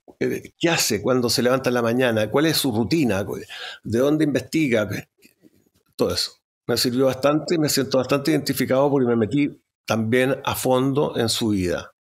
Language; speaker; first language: Spanish; native; Spanish